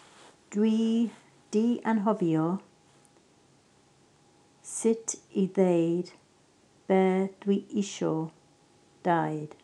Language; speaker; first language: Welsh; non-native, learner; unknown